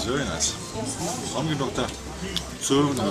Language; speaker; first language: Mongolian; non-native, learner; Ukrainian